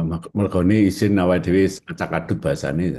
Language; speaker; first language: Indonesian; native; Indonesian